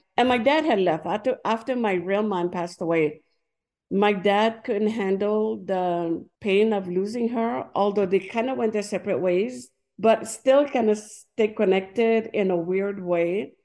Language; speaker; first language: English; non-native, fluent; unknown